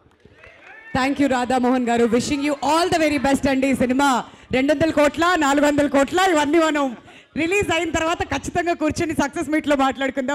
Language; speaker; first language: Telugu; native; Telugu